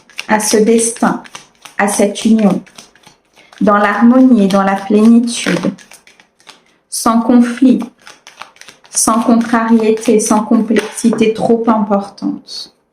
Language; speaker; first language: French; native; French